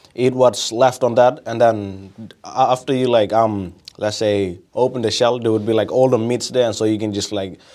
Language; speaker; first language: English; native; English